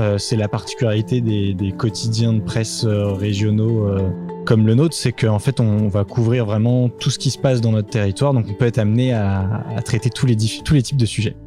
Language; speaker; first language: French; native; French